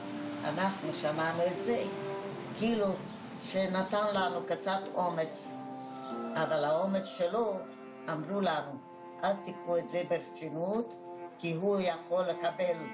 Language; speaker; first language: Hebrew; non-native, fluent; Hungarian